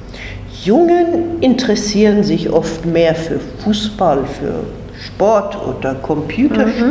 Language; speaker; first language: German; non-native, fluent; English